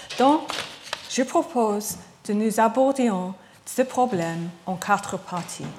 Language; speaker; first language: French; non-native, learner; English